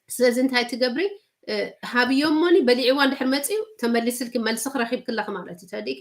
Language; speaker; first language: Tigrinya; early bilingual, heritage; Tigrinya